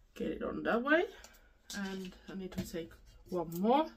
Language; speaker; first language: English; non-native, fluent; Swedish